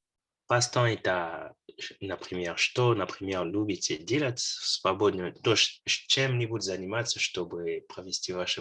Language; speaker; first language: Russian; non-native, fluent; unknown